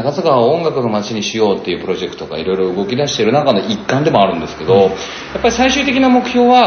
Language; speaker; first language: Japanese; native; Japanese